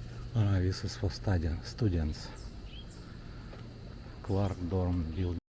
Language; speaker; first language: English; non-native, learner; Russian